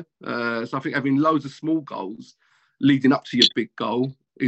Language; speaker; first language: English; native; English